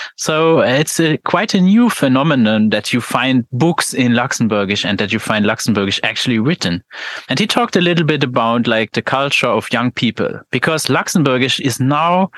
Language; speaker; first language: English; non-native, fluent; Luxembourgish